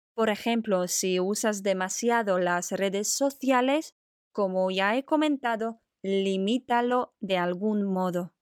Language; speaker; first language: Spanish; non-native, fluent; Polish